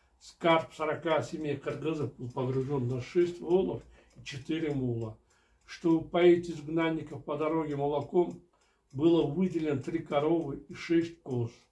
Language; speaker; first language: Russian; non-native, local second language; Kyrgyz